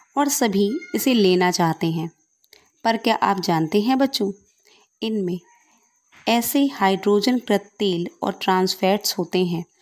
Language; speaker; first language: Hindi; native; Hindi